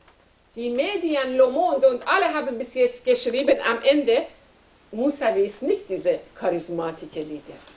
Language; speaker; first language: German; non-native, learner; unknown